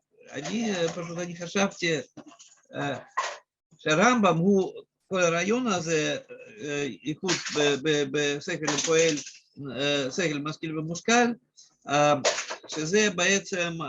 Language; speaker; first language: Hebrew; non-native, fluent; Russian